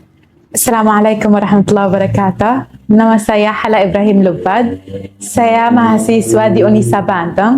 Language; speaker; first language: Indonesian; non-native, learner; Arabic